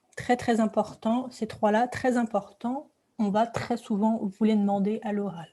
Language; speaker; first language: French; native; French